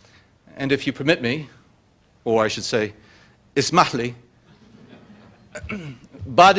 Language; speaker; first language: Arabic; non-native, fluent; English